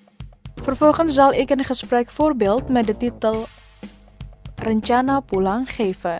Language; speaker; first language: Dutch; non-native, learner; Indonesian